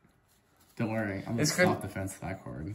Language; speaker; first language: English; native; English